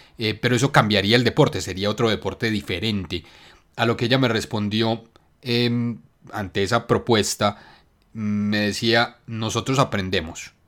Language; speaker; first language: Spanish; native; Spanish